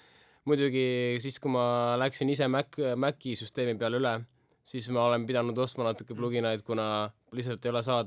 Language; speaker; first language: Estonian; native; Estonian